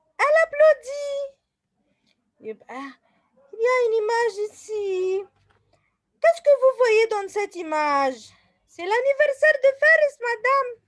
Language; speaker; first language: French; non-native, fluent; Arabic